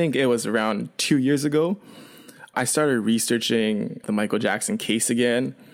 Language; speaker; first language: English; early bilingual, other home language; Chinese